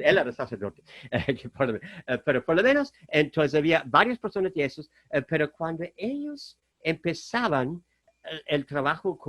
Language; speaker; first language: Spanish; non-native, fluent; German